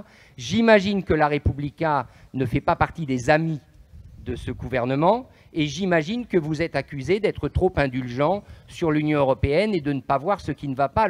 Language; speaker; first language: French; native; French